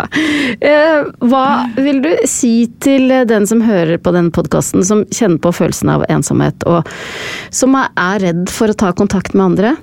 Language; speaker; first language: Norwegian; native; Norwegian